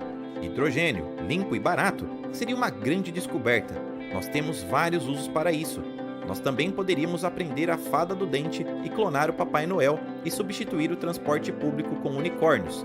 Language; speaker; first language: Portuguese; native; Portuguese